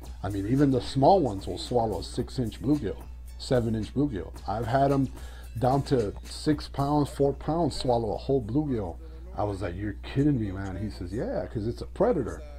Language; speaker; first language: English; early bilingual, other home language; Spanish